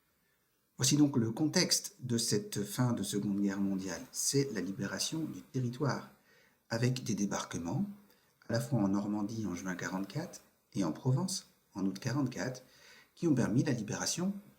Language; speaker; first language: French; native; French